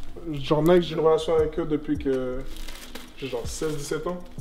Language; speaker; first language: French; early bilingual, heritage; French